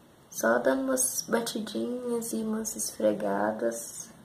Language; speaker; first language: Portuguese; native; Portuguese